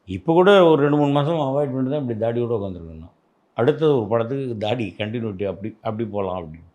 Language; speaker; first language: Tamil; native; Tamil